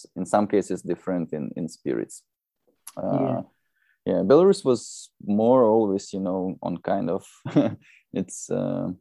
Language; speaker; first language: English; non-native, fluent; Russian